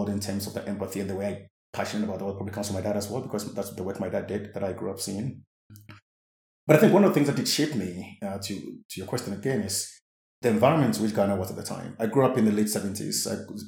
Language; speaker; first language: English; non-native, local second language; Akan